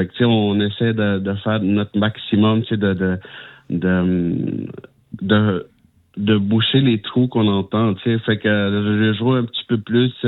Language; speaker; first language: French; non-native, local second language; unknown